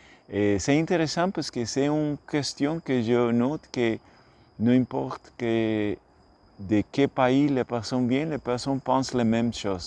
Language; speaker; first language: French; non-native, learner; English